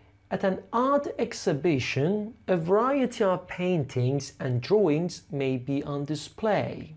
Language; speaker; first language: English; non-native, fluent; Persian